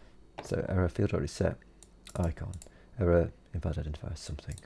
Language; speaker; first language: English; native; English